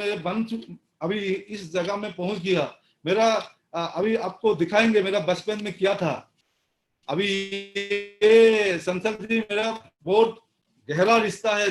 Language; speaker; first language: Hindi; non-native, local second language; Assamese